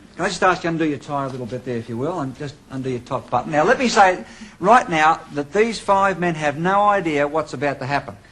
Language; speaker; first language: English; native; English